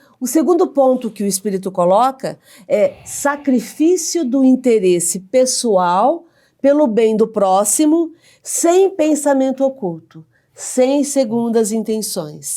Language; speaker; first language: Portuguese; native; Portuguese